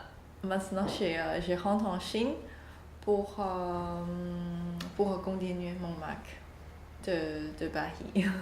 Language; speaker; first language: French; non-native, learner; Chinese